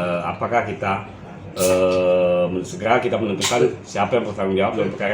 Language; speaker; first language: Indonesian; native; Indonesian